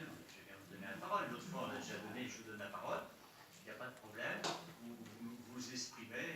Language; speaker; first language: French; native; French